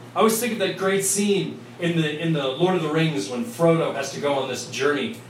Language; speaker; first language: English; native; English